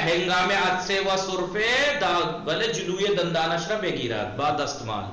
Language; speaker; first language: Persian; non-native, fluent; Urdu